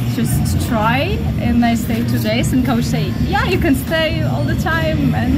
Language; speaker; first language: English; non-native, fluent; Ukrainian